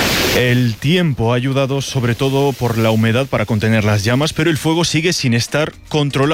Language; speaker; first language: Spanish; native; Spanish